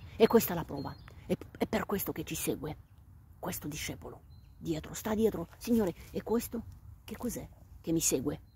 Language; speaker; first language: Italian; non-native, fluent; Romanian